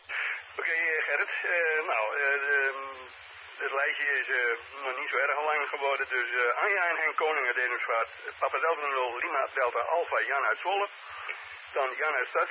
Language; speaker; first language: Dutch; native; Dutch